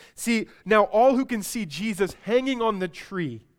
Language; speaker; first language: English; native; English